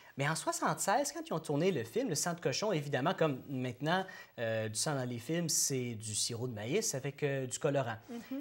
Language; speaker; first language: French; native; French